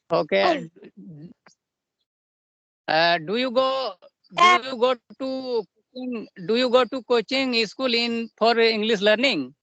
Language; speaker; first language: English; non-native, learner; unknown